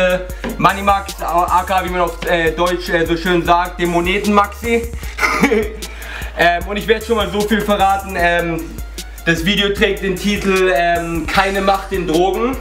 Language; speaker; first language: German; native; German